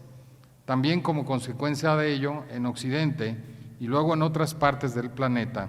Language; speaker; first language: Spanish; native; Spanish